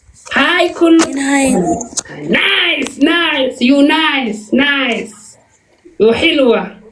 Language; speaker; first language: Arabic; non-native, learner; Oromo